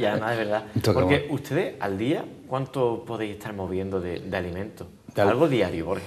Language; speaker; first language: Spanish; native; Spanish